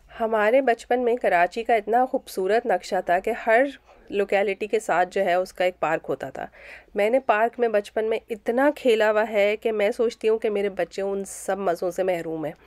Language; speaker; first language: Urdu; native; Urdu